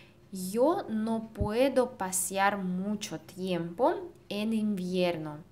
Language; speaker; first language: Spanish; non-native, fluent; Russian